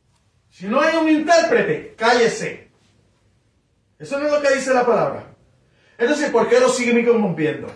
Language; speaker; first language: Spanish; native; Spanish